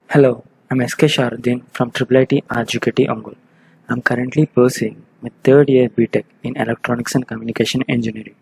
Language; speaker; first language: English; non-native, local second language; Telugu